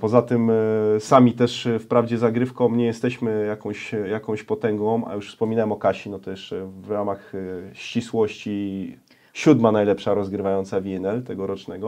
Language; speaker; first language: Polish; native; Polish